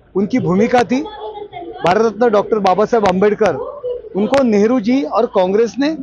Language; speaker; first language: Hindi; non-native, local second language; Marathi